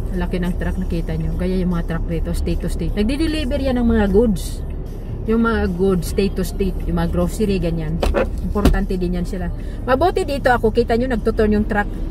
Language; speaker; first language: Filipino; native; Filipino